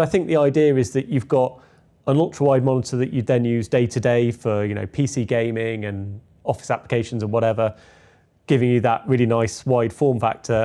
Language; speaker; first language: English; native; English